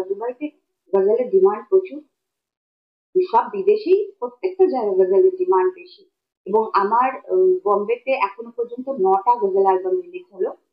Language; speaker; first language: Bangla; native; Bangla